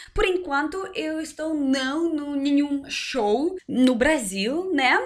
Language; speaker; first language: Portuguese; non-native, learner; Russian